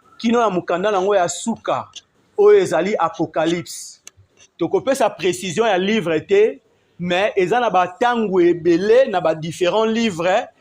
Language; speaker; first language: Lingala; non-native, local second language; Kongo